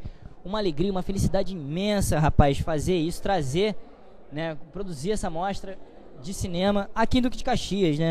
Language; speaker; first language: Portuguese; native; Portuguese